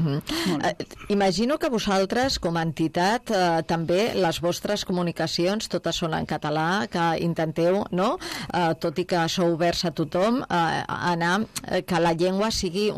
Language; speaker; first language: Catalan; native; Catalan